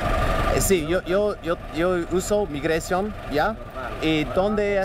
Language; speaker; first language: Spanish; non-native, learner; English